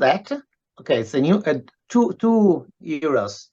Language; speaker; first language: English; non-native, fluent; Italian